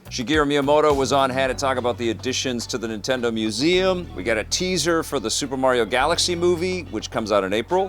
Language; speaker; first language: English; native; English